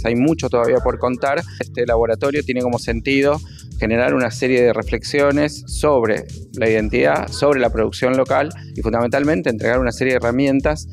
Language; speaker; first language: Spanish; native; Spanish